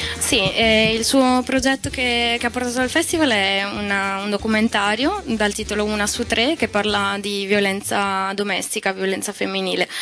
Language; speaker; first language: Italian; native; Italian